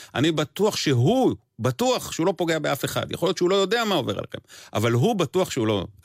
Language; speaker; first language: Hebrew; native; Hebrew